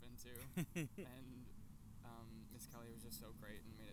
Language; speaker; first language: English; native; English